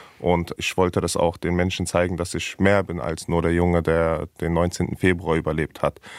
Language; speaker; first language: German; early bilingual, other home language; Persian